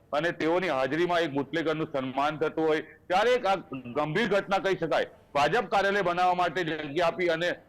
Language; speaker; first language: Gujarati; native; Gujarati